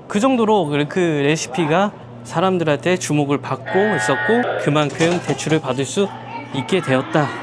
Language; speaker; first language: Korean; native; Korean